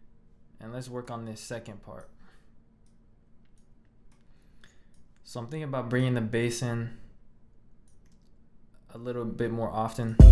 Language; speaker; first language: English; native; English